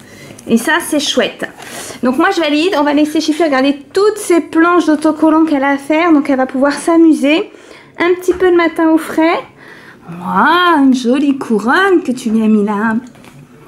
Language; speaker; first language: French; native; French